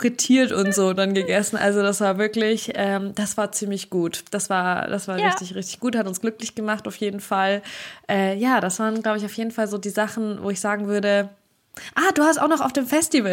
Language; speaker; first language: German; early bilingual, other home language; Russian